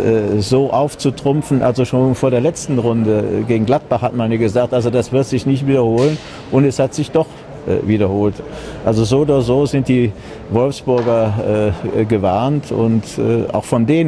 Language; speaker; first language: German; native; German